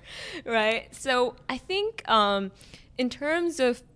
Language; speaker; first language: English; early bilingual, other home language; Arabic